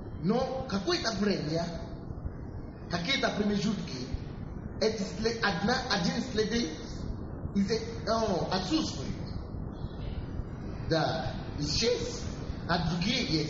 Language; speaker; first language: Russian; non-native, fluent; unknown